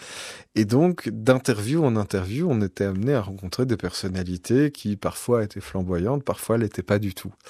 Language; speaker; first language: French; native; French